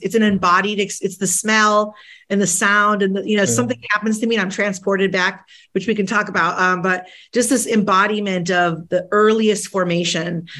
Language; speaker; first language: English; early bilingual, other home language; Spanish